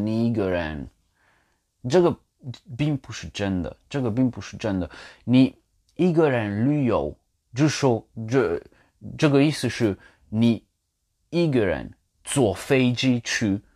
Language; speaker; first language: Chinese; non-native, learner; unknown